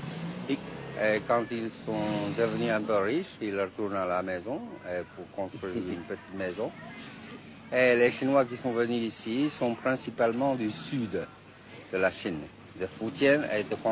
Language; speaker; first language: French; non-native, fluent; Chinese